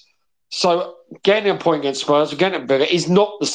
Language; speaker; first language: English; native; English